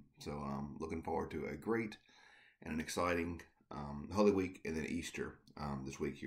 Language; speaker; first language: English; native; English